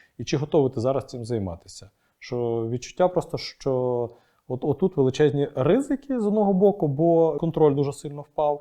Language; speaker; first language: Ukrainian; non-native, local second language; Russian